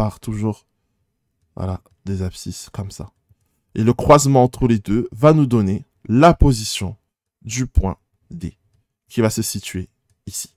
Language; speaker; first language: French; native; French